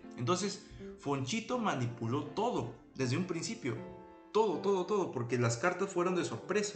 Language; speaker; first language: Spanish; native; Spanish